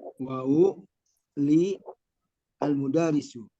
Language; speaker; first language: Arabic; non-native, learner; Indonesian